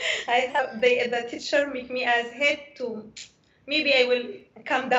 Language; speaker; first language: English; non-native, learner; Arabic